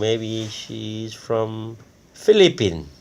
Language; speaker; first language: English; non-native, learner; Thai